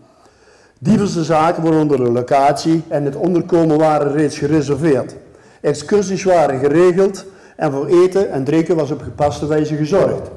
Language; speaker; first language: Dutch; native; Dutch